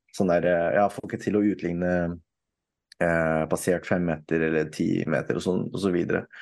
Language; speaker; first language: Norwegian; early bilingual, other home language; Filipino